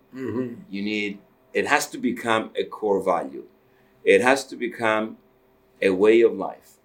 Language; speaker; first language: English; non-native, fluent; Greek